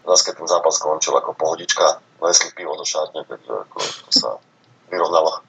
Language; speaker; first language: Slovak; native; Slovak